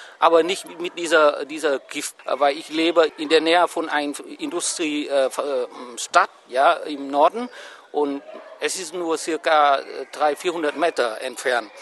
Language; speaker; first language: German; non-native, fluent; Vietnamese